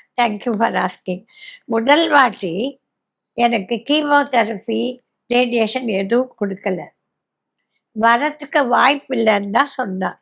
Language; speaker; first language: Tamil; native; Tamil